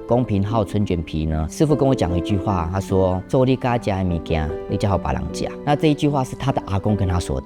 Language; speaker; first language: Chinese; native; Chinese